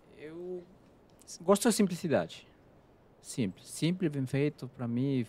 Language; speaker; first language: Portuguese; non-native, fluent; Spanish